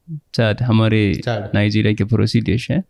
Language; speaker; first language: Hindi; non-native, fluent; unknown